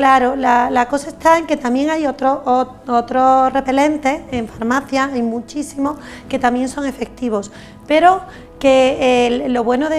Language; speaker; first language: Spanish; native; Spanish